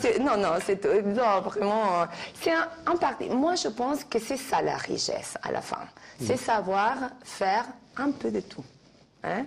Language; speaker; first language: French; non-native, fluent; Spanish